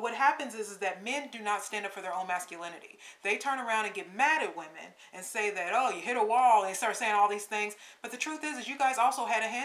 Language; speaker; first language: English; native; English